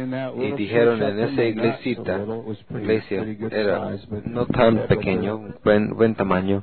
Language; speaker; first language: Spanish; non-native, learner; English